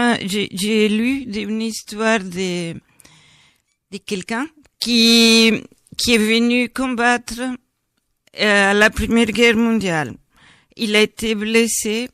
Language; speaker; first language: French; non-native, fluent; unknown